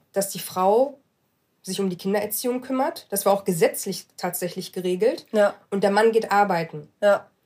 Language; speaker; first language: German; early bilingual, other home language; Arabic